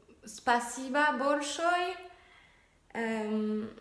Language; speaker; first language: Russian; non-native, learner; French